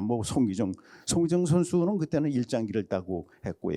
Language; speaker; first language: Korean; native; Korean